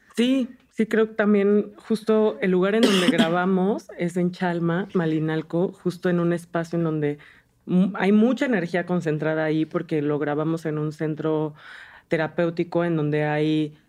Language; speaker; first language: Spanish; native; Spanish